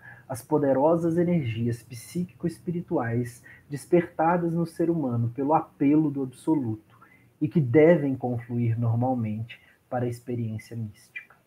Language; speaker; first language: Portuguese; native; Portuguese